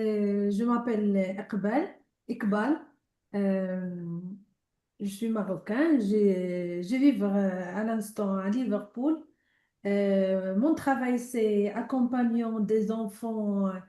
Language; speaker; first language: French; non-native, learner; Arabic